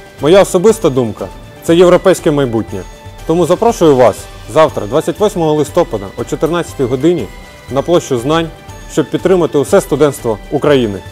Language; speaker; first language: Ukrainian; native; Ukrainian